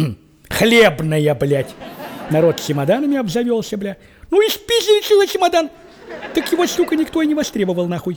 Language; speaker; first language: Russian; native; Russian